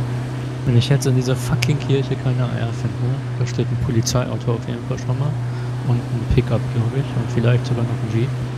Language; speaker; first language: German; native; German